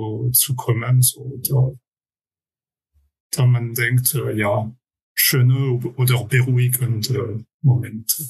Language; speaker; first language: German; non-native, fluent; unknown